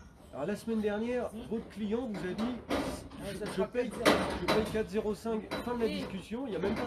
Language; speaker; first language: French; native; French